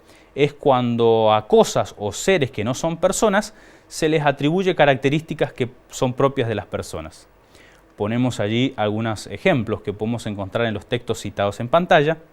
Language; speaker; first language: Spanish; native; Spanish